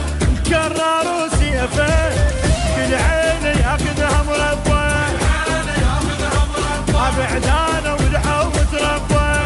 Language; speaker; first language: Arabic; native; Arabic